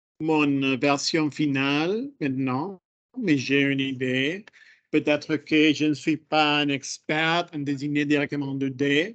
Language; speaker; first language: French; non-native, fluent; Spanish